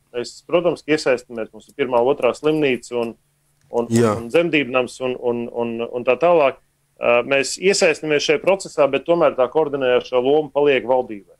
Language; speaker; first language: Latvian; native; Latvian